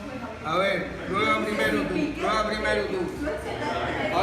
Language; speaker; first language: Spanish; native; Spanish